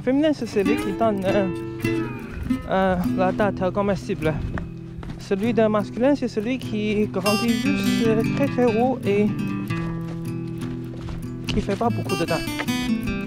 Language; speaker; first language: French; early bilingual, other home language; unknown